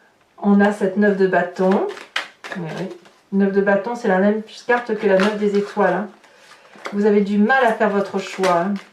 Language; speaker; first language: French; native; French